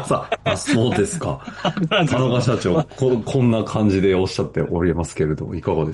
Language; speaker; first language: Japanese; native; Japanese